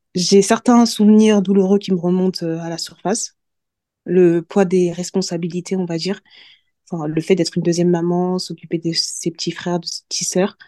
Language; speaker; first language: French; early bilingual, other home language; Mandingo